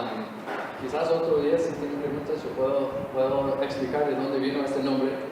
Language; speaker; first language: Spanish; non-native, fluent; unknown